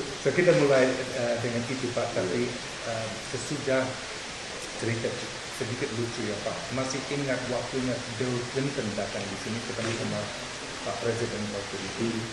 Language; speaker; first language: Indonesian; non-native, fluent; English